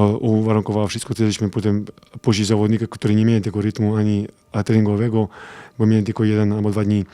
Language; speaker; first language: Polish; non-native, fluent; Serbian